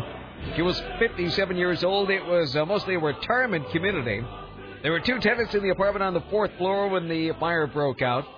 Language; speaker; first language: English; native; English